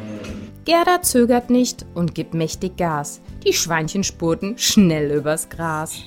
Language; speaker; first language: German; native; German